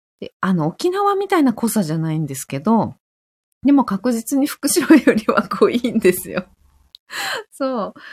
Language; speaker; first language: Japanese; native; Japanese